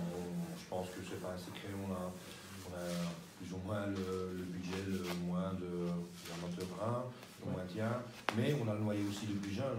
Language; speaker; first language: French; non-native, local second language; Dutch